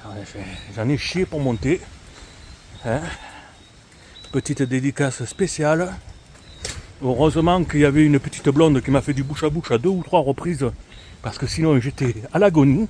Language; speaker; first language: French; native; French